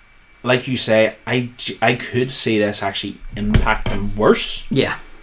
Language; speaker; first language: English; native; English